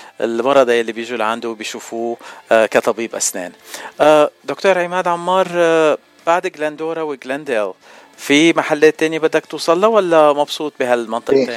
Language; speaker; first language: Arabic; native; Arabic